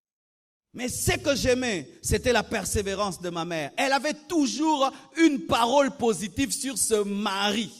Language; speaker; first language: French; non-native, local second language; Lingala